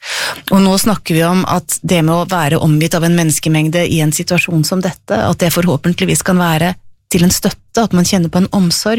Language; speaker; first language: Norwegian; native; Norwegian